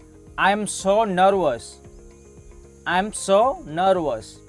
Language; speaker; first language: English; non-native, fluent; Hindi